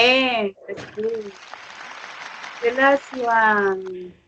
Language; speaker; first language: English; non-native, fluent; Spanish